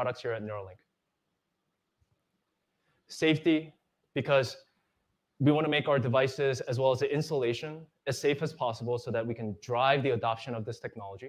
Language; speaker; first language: English; non-native, fluent; Korean